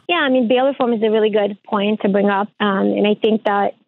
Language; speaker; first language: English; early bilingual, other home language; Ukrainian